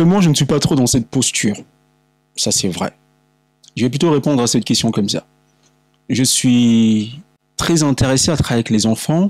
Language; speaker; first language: French; non-native, local second language; Lingala